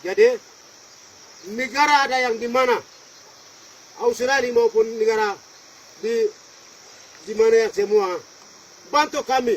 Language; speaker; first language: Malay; non-native, local second language; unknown